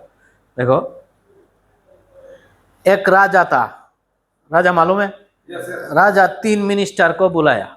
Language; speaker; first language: Hindi; non-native, learner; Bangla